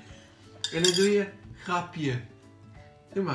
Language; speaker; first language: Dutch; native; Dutch